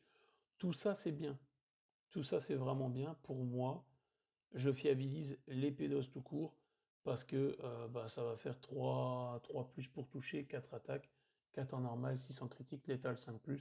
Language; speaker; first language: French; native; French